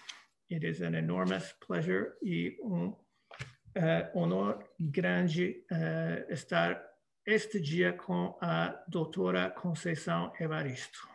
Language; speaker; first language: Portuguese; non-native, fluent; English